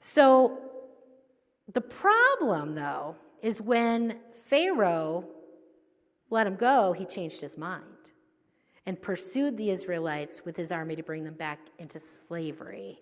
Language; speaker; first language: English; native; English